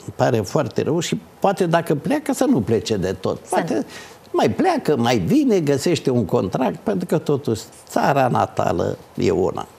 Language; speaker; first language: Romanian; native; Romanian